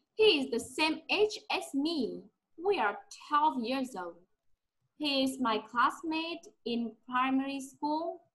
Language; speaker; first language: English; non-native, fluent; Vietnamese